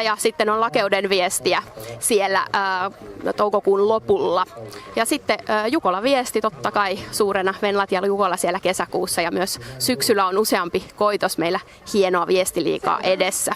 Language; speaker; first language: Finnish; native; Finnish